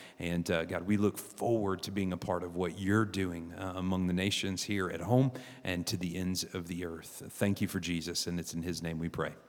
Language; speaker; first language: English; native; English